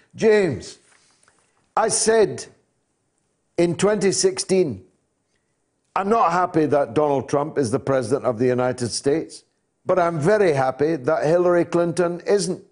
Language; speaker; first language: English; native; English